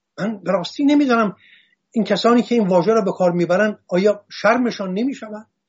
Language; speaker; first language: Persian; non-native, local second language; Assyrian Neo-Aramaic